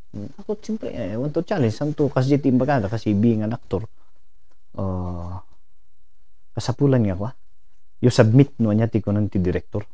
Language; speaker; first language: Filipino; non-native, local second language; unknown